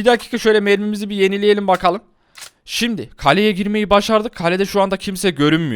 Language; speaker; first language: Turkish; native; Turkish